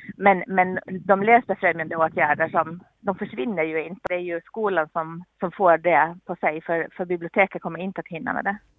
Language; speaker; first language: Swedish; native; Swedish